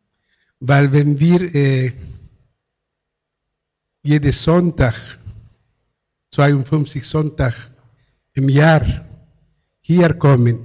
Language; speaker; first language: German; non-native, fluent; Spanish